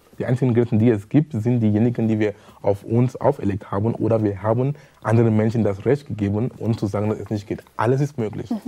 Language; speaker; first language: German; non-native, fluent; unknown